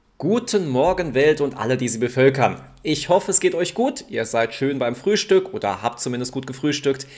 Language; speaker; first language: German; native; German